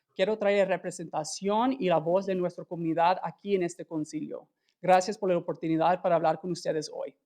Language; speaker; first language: Spanish; early bilingual, heritage; Spanish